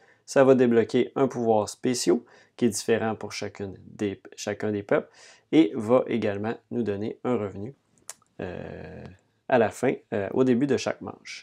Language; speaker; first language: French; native; French